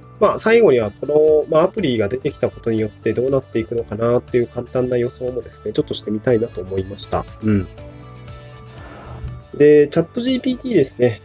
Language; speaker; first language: Japanese; native; Japanese